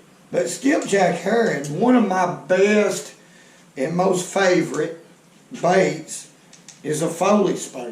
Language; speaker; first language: English; native; English